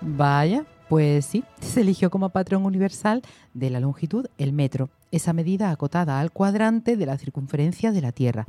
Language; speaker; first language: Spanish; native; Spanish